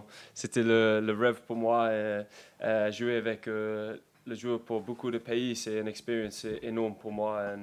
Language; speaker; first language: French; non-native, learner; English